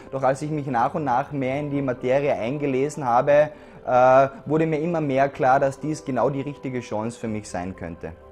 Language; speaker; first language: German; native; German